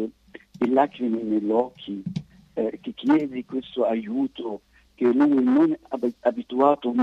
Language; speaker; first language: Italian; non-native, fluent; Arabic